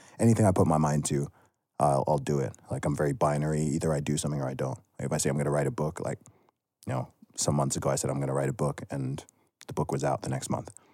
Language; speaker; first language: English; native; English